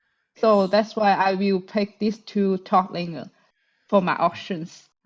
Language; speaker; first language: English; non-native, fluent; Chinese